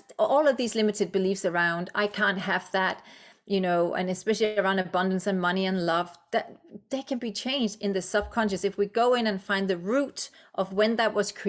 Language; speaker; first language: English; non-native, fluent; Danish